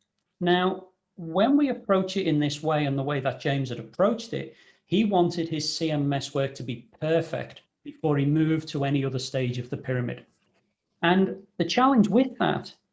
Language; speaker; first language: English; native; English